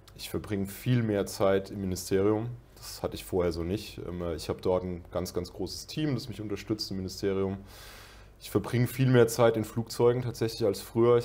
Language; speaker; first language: German; native; German